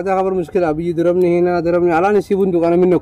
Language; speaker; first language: Arabic; non-native, learner; Oromo